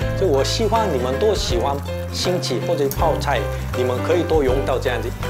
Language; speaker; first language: Chinese; non-native, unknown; Korean